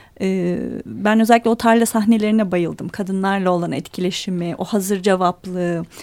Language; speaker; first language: Turkish; native; Turkish